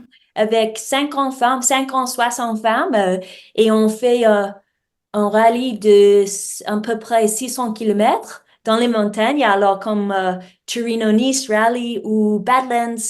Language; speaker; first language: French; non-native, learner; English